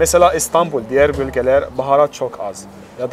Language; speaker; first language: Turkish; non-native, learner; Arabic